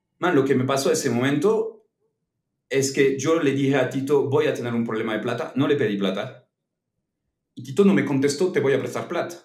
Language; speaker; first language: Spanish; non-native, fluent; French